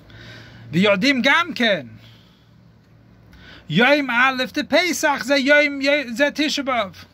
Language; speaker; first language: Hebrew; non-native, fluent; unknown